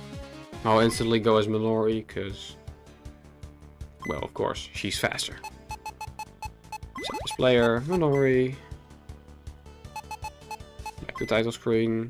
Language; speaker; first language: English; non-native, fluent; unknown